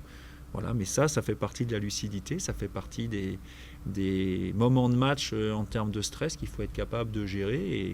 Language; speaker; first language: French; native; French